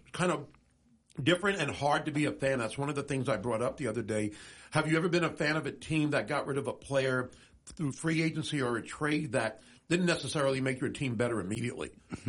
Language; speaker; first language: English; native; English